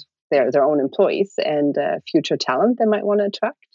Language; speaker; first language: English; non-native, fluent; German